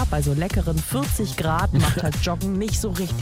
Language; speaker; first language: German; native; German